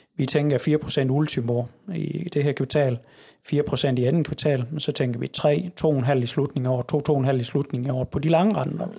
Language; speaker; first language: Danish; native; Danish